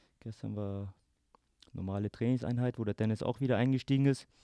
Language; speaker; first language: German; native; German